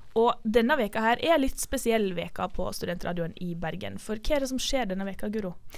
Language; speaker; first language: Norwegian; native; Norwegian